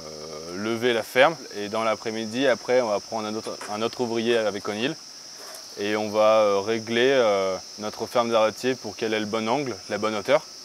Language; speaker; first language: French; native; French